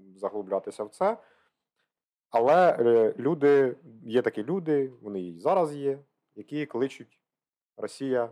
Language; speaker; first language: Ukrainian; native; Ukrainian